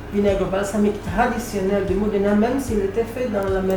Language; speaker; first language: French; non-native, fluent; Italian